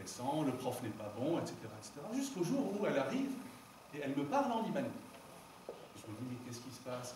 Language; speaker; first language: French; non-native, local second language; Arabic